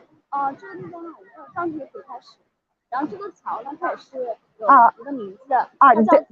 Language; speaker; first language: Chinese; native; Chinese